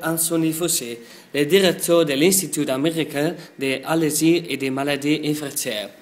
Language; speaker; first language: French; non-native, learner; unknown